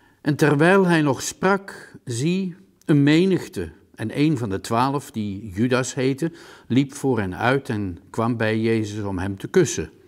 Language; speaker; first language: Dutch; native; Dutch